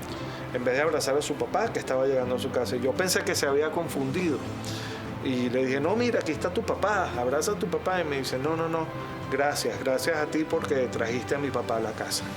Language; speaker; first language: Spanish; native; Spanish